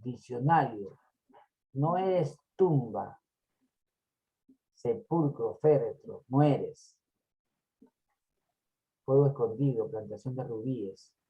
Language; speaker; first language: Spanish; native; Spanish